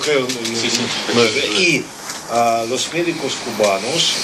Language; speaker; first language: Spanish; non-native, learner; Russian